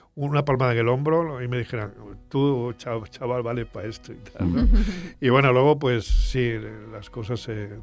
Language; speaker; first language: Spanish; native; Spanish